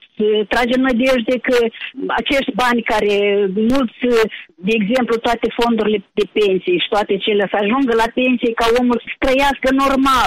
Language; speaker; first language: Romanian; native; Romanian